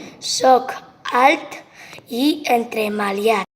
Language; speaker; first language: Catalan; non-native, learner; Chinese